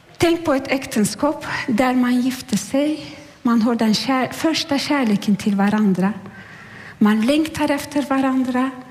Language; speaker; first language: Swedish; non-native, fluent; Turkish